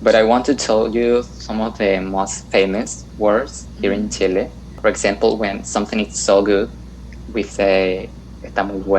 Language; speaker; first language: English; non-native, fluent; Spanish